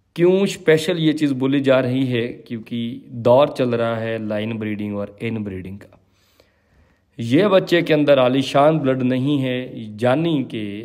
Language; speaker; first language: Hindi; native; Hindi